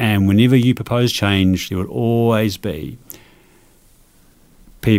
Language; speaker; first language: English; native; English